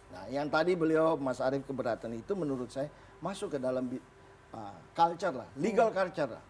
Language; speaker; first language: Indonesian; native; Indonesian